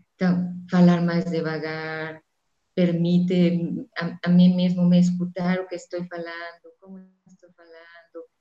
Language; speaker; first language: Spanish; non-native, fluent; Portuguese